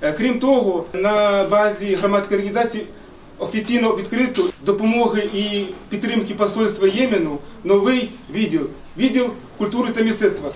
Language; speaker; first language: Ukrainian; non-native, fluent; Arabic